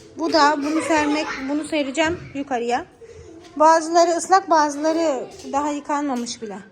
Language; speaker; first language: Turkish; native; Turkish